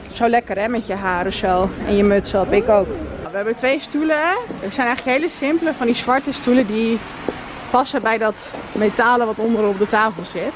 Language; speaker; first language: Dutch; native; Dutch